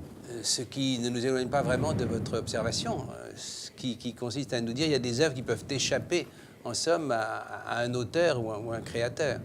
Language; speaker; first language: French; native; French